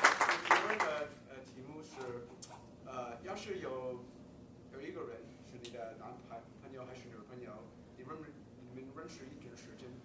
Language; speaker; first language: Chinese; early bilingual, heritage; Chinese